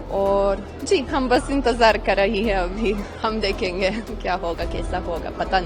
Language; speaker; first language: Hindi; non-native, learner; Croatian